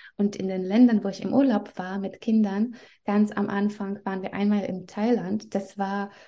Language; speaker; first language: German; non-native, fluent; Russian